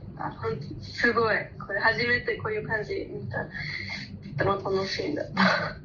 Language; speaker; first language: Japanese; non-native, learner; German